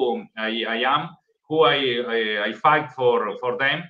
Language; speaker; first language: English; non-native, learner; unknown